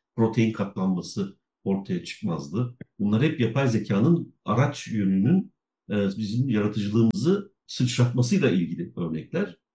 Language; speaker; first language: Turkish; native; Turkish